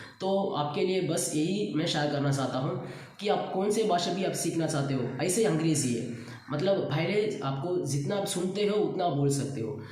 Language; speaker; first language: Hindi; non-native, local second language; Tamil